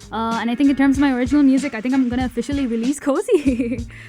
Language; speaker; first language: English; non-native, local second language; Tamil